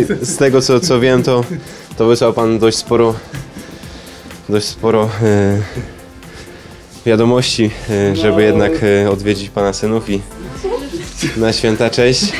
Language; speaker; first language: Polish; native; Polish